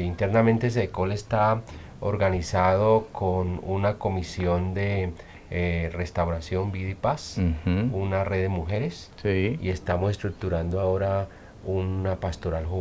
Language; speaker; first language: Spanish; native; Spanish